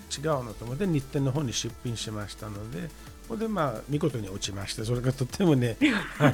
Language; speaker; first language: Japanese; non-native, fluent; Persian